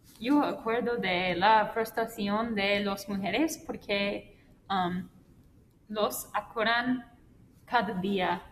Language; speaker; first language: Spanish; non-native, learner; English